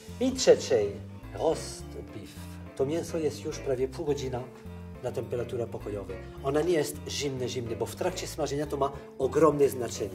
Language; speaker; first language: Polish; non-native, fluent; French